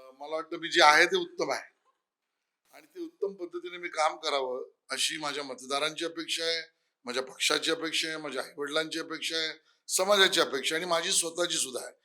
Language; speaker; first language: Marathi; native; Marathi